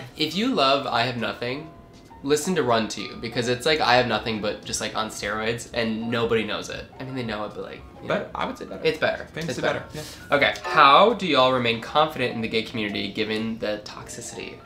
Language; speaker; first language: English; native; English